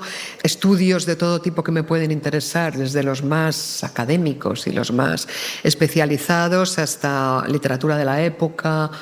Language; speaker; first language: Spanish; native; Spanish